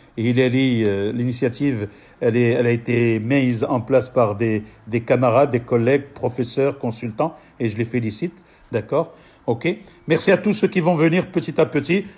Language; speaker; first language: French; non-native, local second language; Arabic